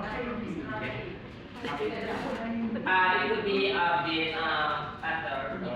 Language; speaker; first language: English; non-native, learner; Indonesian